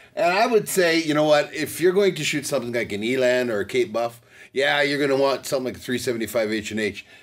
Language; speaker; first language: English; native; English